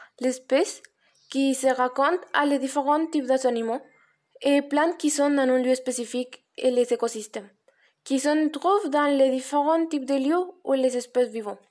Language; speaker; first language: French; non-native, learner; Spanish